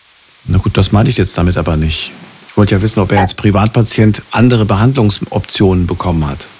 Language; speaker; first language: German; native; German